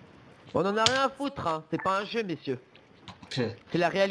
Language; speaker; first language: French; native; French